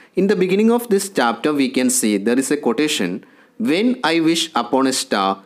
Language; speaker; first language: English; non-native, local second language; Malayalam